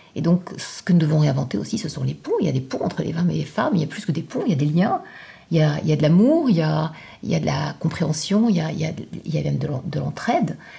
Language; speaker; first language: French; non-native, local second language; Arabic